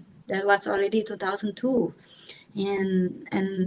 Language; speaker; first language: English; non-native, learner; Thai